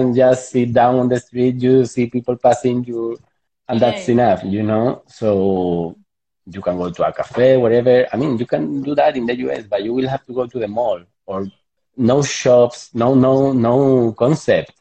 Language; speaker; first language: English; non-native, fluent; Spanish